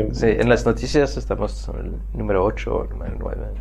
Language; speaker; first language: Spanish; non-native, fluent; French